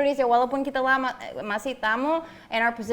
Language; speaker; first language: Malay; non-native, fluent; English